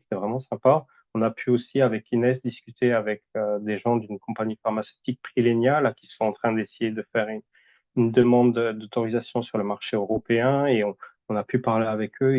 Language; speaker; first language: French; native; French